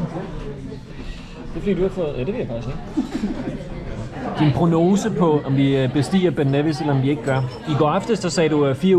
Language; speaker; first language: Danish; native; Danish